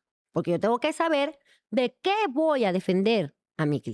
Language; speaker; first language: Spanish; native; Spanish